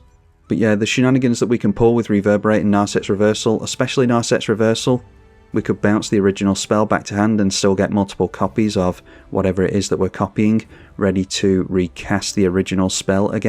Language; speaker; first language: English; native; English